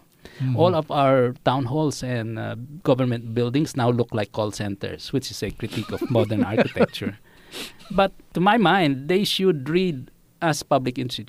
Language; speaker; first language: English; non-native, local second language; Filipino